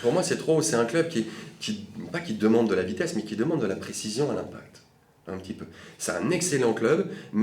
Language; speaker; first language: French; native; French